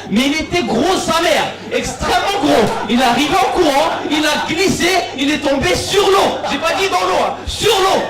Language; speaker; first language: French; early bilingual, other home language; Arabic